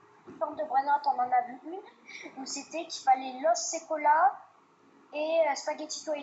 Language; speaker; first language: French; native; French